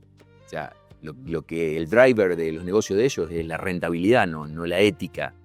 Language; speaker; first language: Spanish; native; Spanish